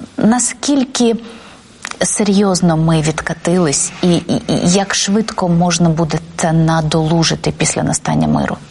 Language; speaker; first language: Ukrainian; native; Ukrainian